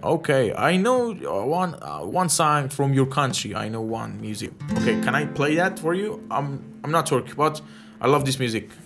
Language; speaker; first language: English; non-native, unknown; Persian